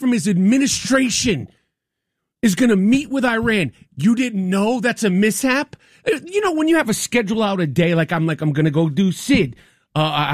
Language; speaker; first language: English; native; English